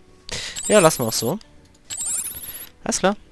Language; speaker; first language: German; native; German